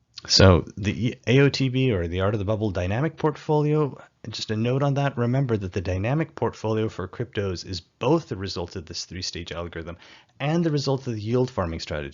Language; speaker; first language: English; native; English